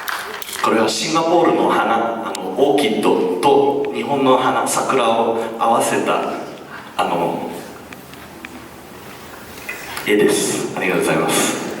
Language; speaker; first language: Japanese; non-native, fluent; English